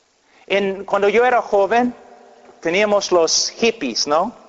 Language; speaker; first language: Spanish; non-native, fluent; English